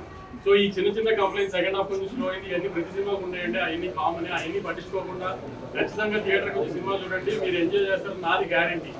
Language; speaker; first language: Telugu; native; Telugu